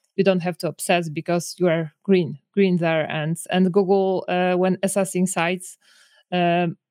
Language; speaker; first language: English; non-native, fluent; Polish